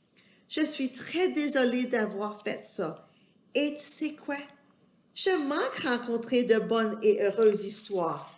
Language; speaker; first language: French; non-native, fluent; English